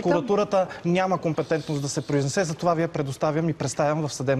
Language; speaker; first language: Bulgarian; native; Bulgarian